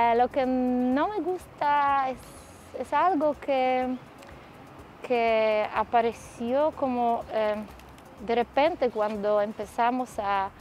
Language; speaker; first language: Spanish; non-native, fluent; Polish